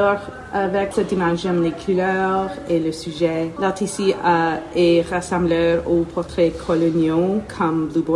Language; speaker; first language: French; non-native, local second language; English